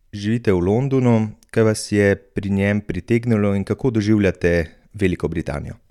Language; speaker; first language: Slovenian; native; Slovenian